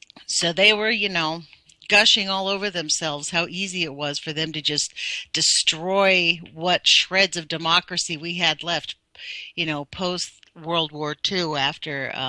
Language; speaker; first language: English; native; English